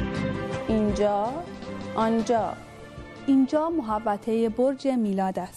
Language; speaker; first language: Persian; non-native, learner; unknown